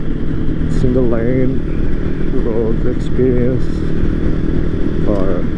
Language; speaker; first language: English; non-native, fluent; Portuguese